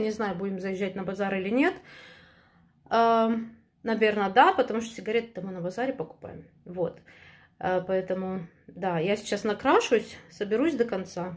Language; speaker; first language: Russian; native; Russian